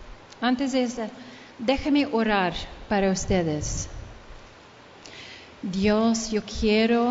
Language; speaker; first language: Spanish; early bilingual, heritage; Spanish